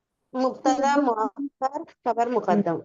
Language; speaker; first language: Arabic; non-native, learner; Urdu